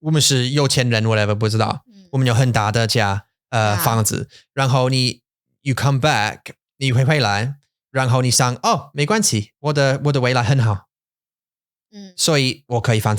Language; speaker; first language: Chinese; non-native, fluent; English